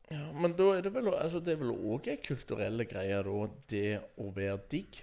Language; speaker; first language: Norwegian; native; Norwegian